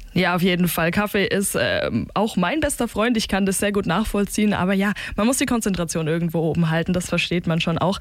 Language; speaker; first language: German; native; German